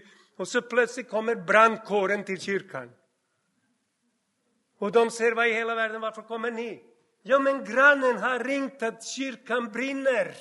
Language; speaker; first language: Swedish; non-native, fluent; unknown